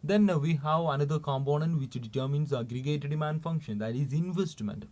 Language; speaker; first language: English; non-native, local second language; Malayalam